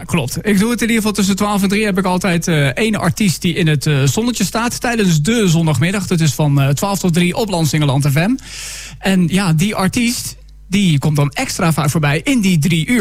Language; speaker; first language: Dutch; native; Dutch